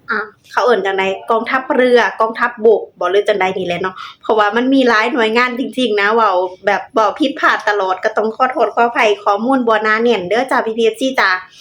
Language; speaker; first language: Thai; native; Thai